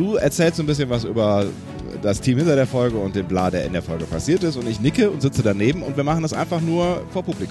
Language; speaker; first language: German; native; German